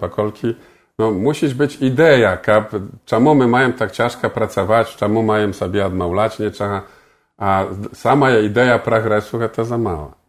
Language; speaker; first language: Polish; non-native, local second language; Belarusian